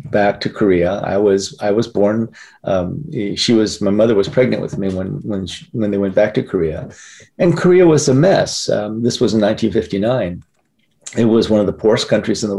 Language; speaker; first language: English; early bilingual, other home language; Korean